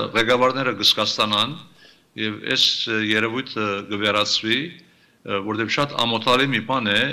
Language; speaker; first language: Armenian; early bilingual, heritage; Armenian